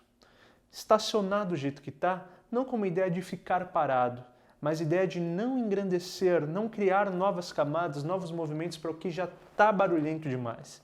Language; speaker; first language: Portuguese; native; Portuguese